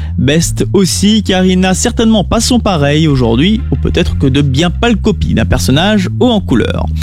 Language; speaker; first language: French; native; French